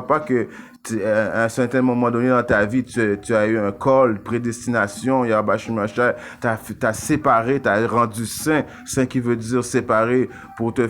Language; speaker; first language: French; native; French